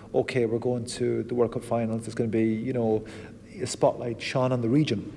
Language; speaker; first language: English; native; English